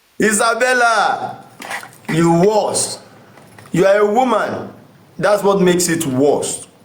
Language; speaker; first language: Nigerian Pidgin; non-native, local second language; Yoruba